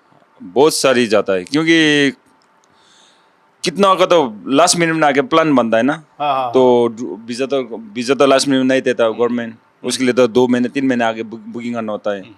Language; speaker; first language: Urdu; non-native, learner; Sherpa